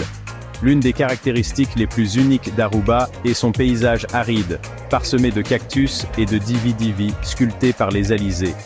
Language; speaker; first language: French; native; French